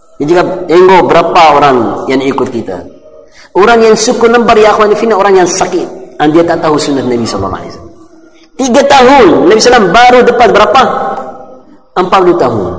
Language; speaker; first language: Malay; non-native, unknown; Arabic